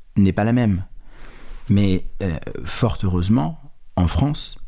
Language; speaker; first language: French; native; French